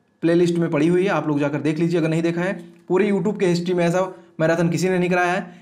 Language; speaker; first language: Hindi; native; Hindi